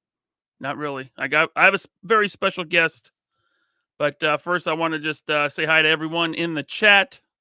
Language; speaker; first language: English; native; English